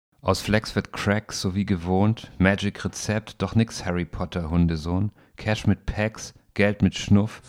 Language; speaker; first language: German; native; German